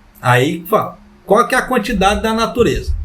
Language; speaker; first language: Portuguese; native; Portuguese